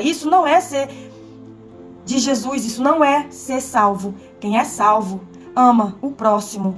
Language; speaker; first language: Portuguese; native; Portuguese